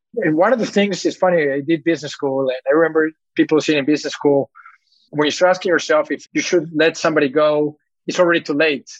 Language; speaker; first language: English; early bilingual, other home language; Spanish